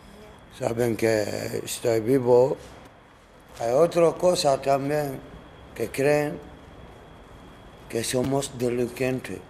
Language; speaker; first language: Spanish; non-native, learner; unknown